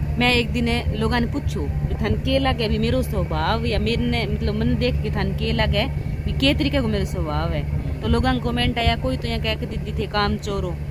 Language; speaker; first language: Hindi; native; Hindi